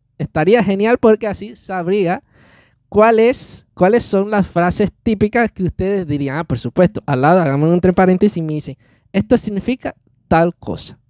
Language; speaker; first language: Spanish; native; Spanish